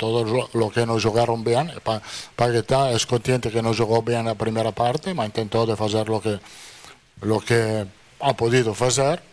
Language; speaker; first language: Portuguese; non-native, fluent; Italian